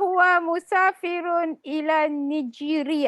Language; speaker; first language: Arabic; non-native, learner; Malay